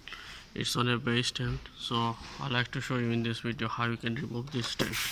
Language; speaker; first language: English; non-native, fluent; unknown